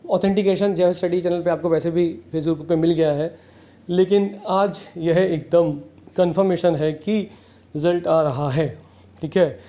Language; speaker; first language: Hindi; native; Hindi